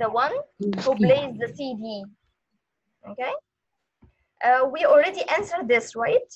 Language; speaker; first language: English; non-native, fluent; Arabic